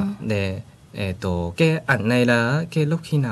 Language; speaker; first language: Vietnamese; early bilingual, heritage; Vietnamese